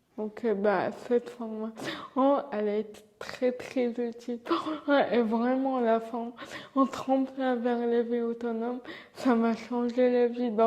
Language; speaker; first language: French; early bilingual, other home language; Arabic